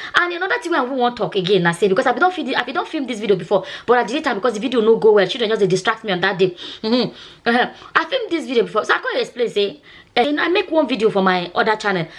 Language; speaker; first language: Nigerian Pidgin; non-native, local second language; Igbo